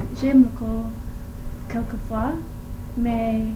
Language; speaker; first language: French; non-native, learner; English